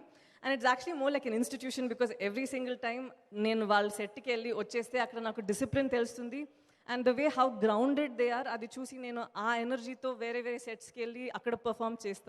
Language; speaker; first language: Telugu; non-native, local second language; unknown